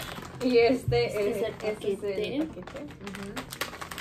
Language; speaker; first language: Spanish; early bilingual, heritage; English